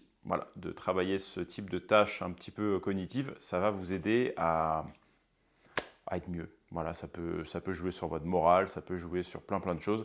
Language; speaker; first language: French; native; French